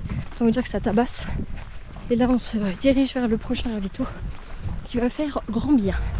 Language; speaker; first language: French; native; French